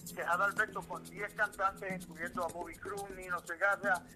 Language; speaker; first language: Spanish; early bilingual, heritage; Spanish